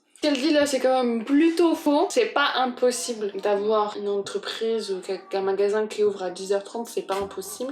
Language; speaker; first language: French; native; French